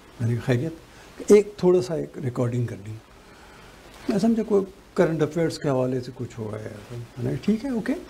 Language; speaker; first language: Urdu; native; Urdu